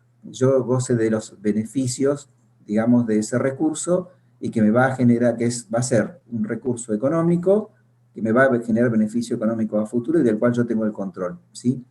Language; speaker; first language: Spanish; native; Spanish